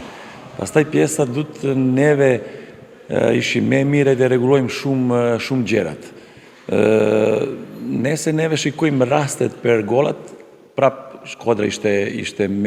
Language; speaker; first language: Albanian; non-native, learner; Serbian